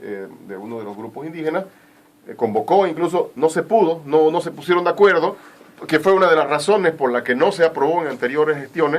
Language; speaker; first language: Spanish; native; Spanish